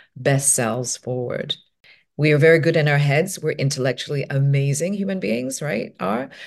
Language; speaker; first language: English; non-native, local second language; Cantonese